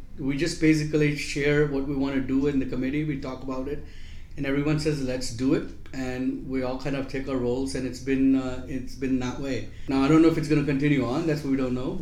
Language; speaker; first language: English; non-native, local second language; Gujarati